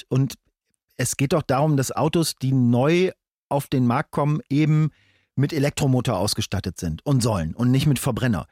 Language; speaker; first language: German; native; German